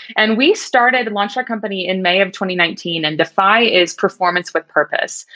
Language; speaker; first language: English; native; English